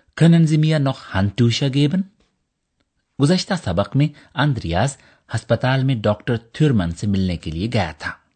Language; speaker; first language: Urdu; native; Urdu